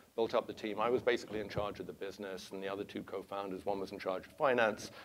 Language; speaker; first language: English; native; English